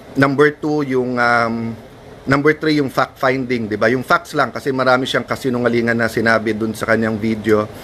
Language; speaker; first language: Filipino; native; Filipino